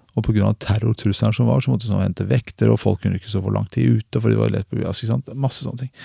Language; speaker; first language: Norwegian; early bilingual, other home language; Persian